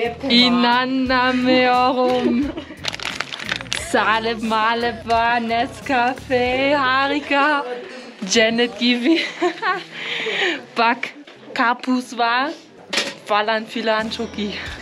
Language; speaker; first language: Turkish; non-native, learner; German